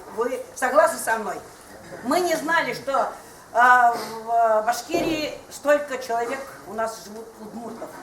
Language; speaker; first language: Russian; non-native, local second language; Udmurt